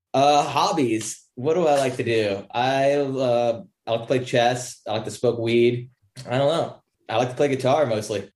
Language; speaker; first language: English; native; English